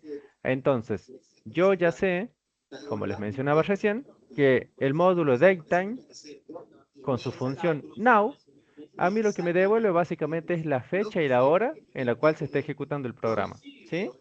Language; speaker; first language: Spanish; native; Spanish